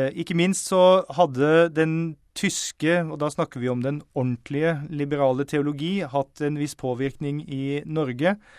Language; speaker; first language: Norwegian; native; Norwegian